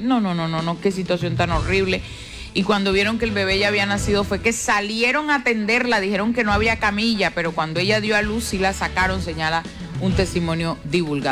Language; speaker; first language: Spanish; native; Spanish